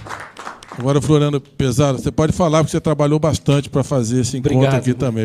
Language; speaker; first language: Portuguese; native; Portuguese